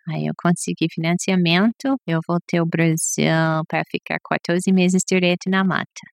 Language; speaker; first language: Portuguese; non-native, fluent; English